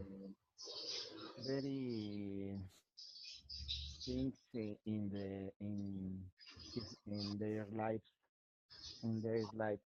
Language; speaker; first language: English; non-native, learner; Spanish